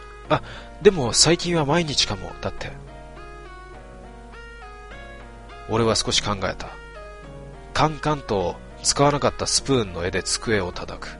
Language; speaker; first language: Japanese; native; Japanese